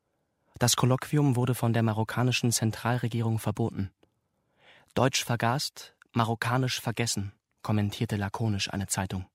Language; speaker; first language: German; native; German